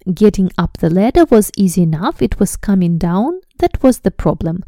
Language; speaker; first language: English; non-native, fluent; Russian